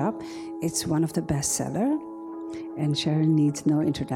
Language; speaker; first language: English; non-native, local second language; Tibetan